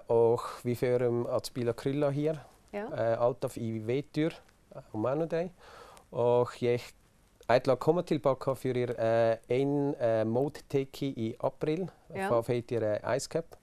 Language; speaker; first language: Icelandic; non-native, learner; German